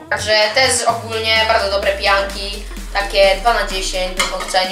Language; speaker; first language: Polish; native; Polish